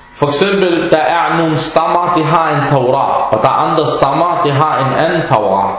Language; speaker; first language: Danish; early bilingual, other home language; Arabic